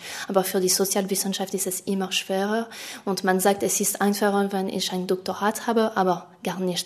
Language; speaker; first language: German; non-native, fluent; French